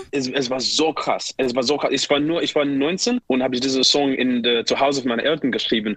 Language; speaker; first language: German; non-native, learner; English